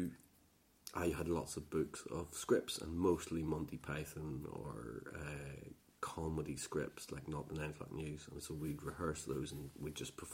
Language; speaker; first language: English; native; English